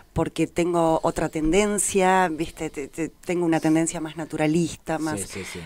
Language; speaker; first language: Spanish; native; Spanish